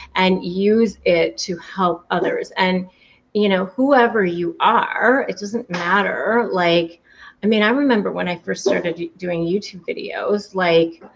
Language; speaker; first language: English; native; English